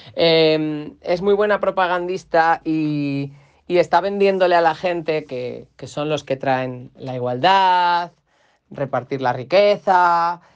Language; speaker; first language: Spanish; native; Spanish